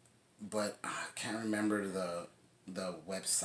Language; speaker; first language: English; native; English